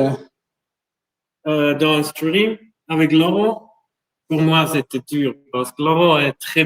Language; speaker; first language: French; non-native, learner; German